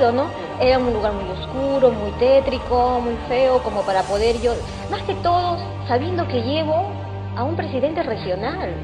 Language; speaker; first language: Spanish; native; Spanish